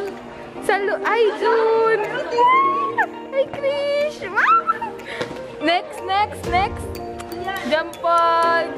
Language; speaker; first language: Filipino; non-native, local second language; Bikol